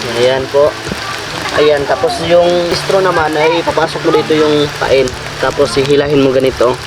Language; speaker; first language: Filipino; non-native, local second language; Cebuano